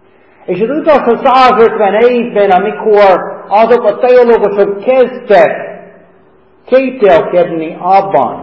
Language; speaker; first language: Hungarian; non-native, fluent; English